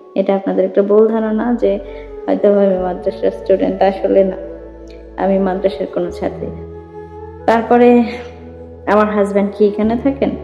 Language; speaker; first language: Bangla; native; Bangla